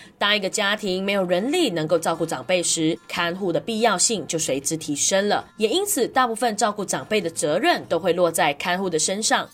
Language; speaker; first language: Chinese; native; Chinese